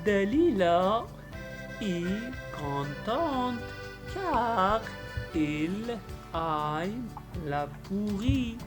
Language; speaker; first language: French; non-native, local second language; Arabic